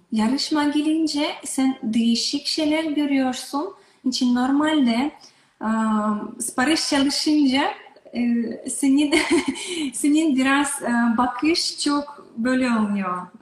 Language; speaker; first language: Turkish; non-native, learner; Russian